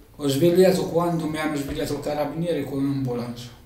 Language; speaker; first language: Italian; non-native, learner; Arabic